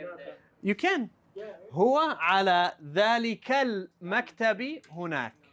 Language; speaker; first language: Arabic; non-native, fluent; English